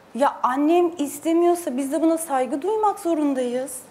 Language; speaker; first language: Turkish; native; Turkish